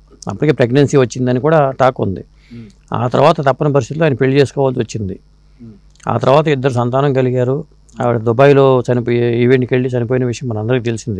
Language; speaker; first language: Telugu; native; Telugu